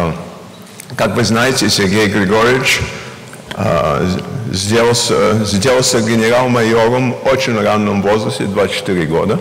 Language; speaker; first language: Russian; early bilingual, heritage; Russian